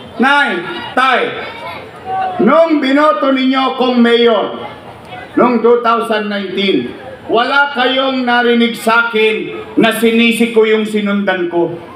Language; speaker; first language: Filipino; native; Filipino